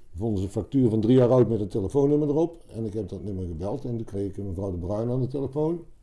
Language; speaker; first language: Dutch; native; Dutch